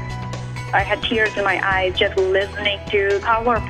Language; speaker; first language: English; non-native, local second language; Telugu